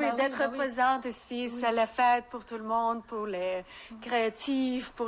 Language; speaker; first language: French; non-native, learner; Russian